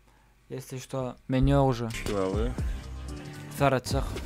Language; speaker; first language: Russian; non-native, local second language; Turkmen